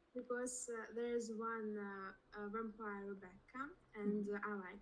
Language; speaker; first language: English; non-native, learner; Russian